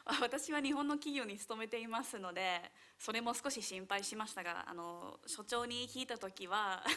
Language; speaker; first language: Japanese; non-native, fluent; English